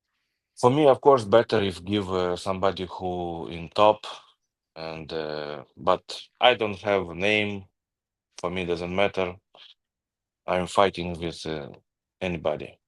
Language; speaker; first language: English; non-native, learner; Ukrainian